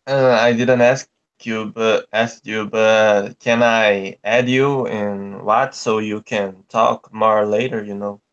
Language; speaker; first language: English; non-native, learner; Portuguese